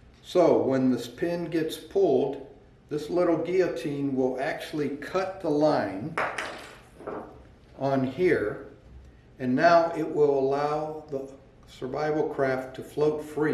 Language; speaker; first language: English; native; English